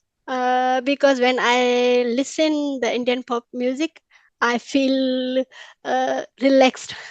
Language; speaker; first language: English; non-native, learner; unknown